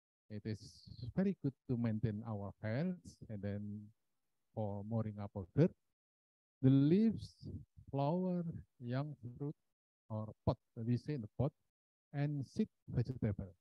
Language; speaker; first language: English; non-native, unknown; Indonesian